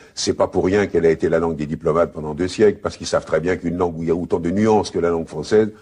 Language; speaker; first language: French; native; French